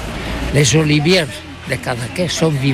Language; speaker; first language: French; non-native, learner; Catalan